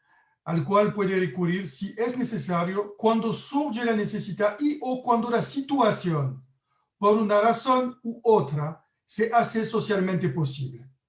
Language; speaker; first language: Spanish; non-native, learner; French